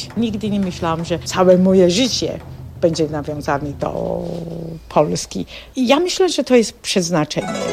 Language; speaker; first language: Polish; non-native, fluent; Chinese